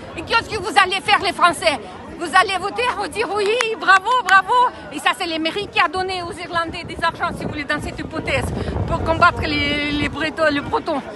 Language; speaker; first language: French; non-native, fluent; Russian